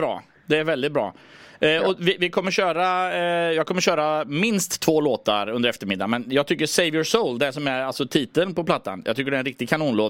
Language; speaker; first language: Swedish; native; Swedish